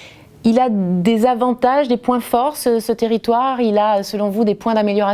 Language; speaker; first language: French; native; French